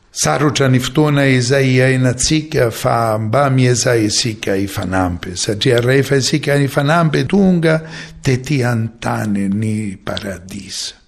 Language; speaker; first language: Malagasy; non-native, fluent; Maltese